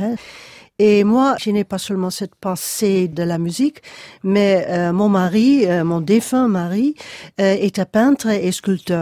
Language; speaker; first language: French; non-native, fluent; Dutch